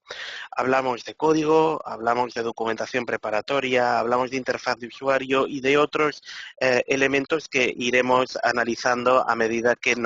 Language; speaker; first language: Spanish; native; Spanish